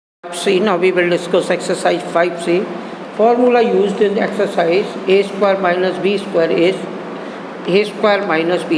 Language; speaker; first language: English; non-native, local second language; Hindi